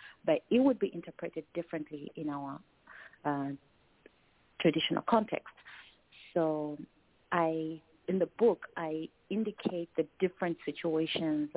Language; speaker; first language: English; non-native, local second language; Tumbuka